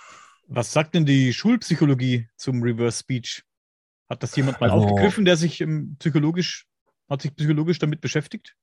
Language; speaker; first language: German; native; German